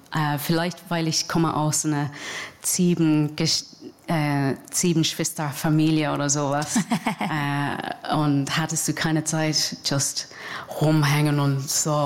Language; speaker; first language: German; non-native, fluent; English